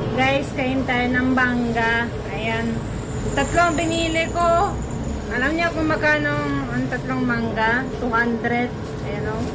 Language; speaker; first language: Filipino; non-native, learner; Russian